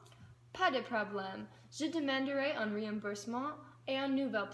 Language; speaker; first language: French; non-native, learner; English